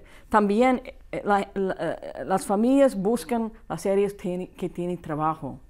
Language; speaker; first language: Spanish; non-native, fluent; English